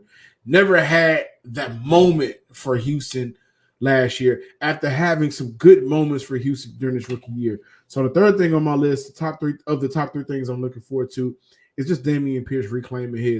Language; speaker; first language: English; native; English